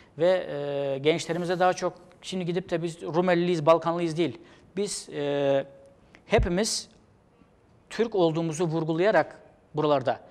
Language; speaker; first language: Turkish; native; Turkish